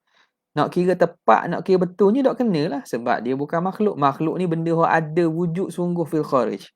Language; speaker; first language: Malay; native; Malay